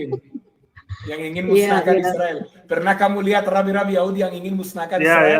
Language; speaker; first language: Indonesian; non-native, fluent; Hebrew